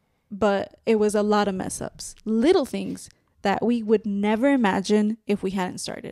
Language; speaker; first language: English; early bilingual, other home language; Spanish